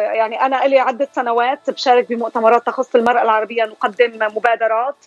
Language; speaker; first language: Arabic; native; Arabic